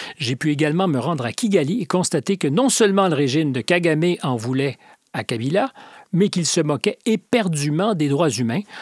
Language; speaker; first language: French; native; French